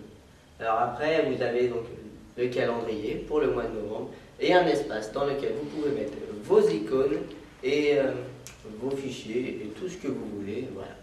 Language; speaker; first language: French; native; French